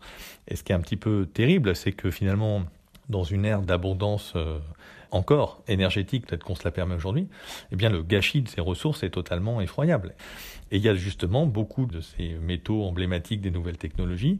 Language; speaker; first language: French; native; French